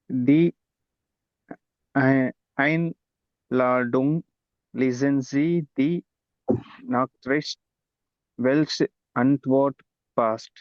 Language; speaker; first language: German; non-native, learner; Tamil